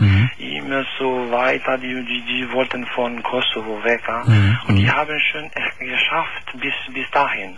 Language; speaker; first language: German; non-native, learner; Albanian